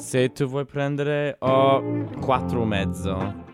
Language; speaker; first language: Italian; non-native, learner; English